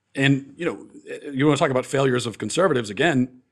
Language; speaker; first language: English; native; English